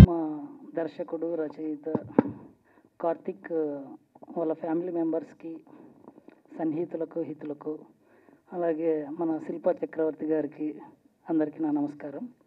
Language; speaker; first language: Telugu; native; Telugu